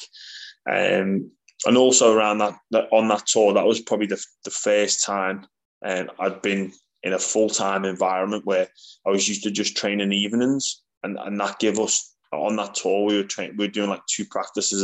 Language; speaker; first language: English; native; English